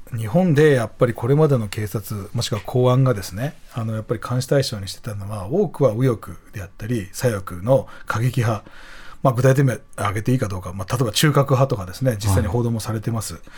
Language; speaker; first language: Japanese; native; Japanese